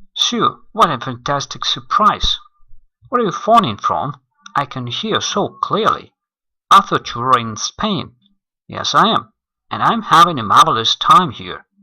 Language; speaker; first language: English; non-native, fluent; Russian